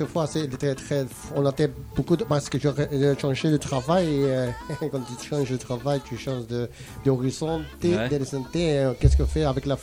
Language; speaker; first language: French; non-native, learner; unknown